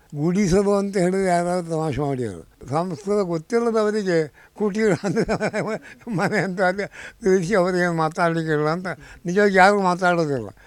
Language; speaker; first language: Kannada; non-native, local second language; Tulu